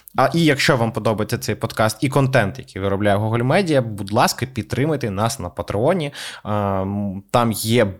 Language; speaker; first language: Ukrainian; non-native, local second language; Russian